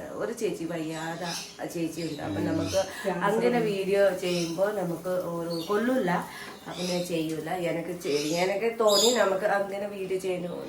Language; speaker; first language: Malayalam; non-native, learner; Nepali